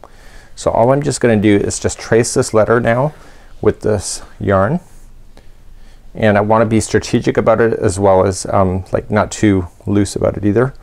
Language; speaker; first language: English; native; English